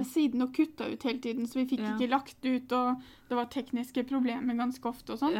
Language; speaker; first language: Norwegian; native; Norwegian